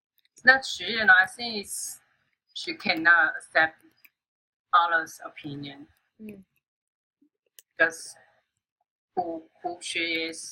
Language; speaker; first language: English; non-native, fluent; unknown